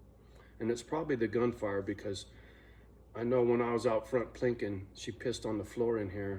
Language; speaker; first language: English; native; English